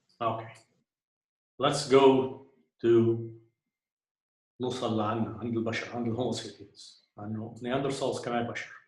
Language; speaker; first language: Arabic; native; Arabic